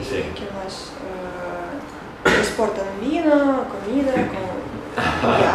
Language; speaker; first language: Spanish; non-native, learner; Russian